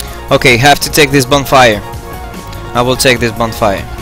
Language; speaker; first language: English; non-native, learner; French